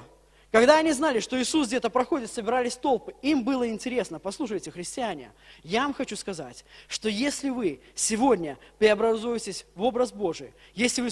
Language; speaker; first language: Russian; native; Russian